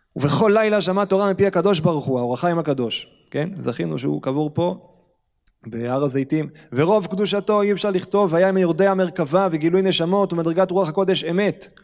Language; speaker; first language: Hebrew; native; Hebrew